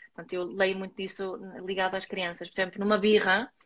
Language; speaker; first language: Portuguese; non-native, fluent; Swedish